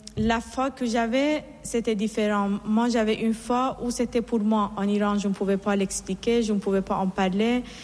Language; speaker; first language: French; non-native, fluent; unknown